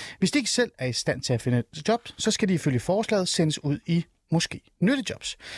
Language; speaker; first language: Danish; early bilingual, other home language; Somali